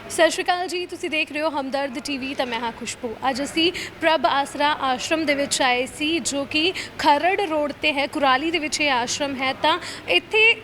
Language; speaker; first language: Punjabi; native; Punjabi